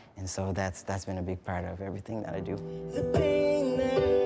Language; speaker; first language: English; native; English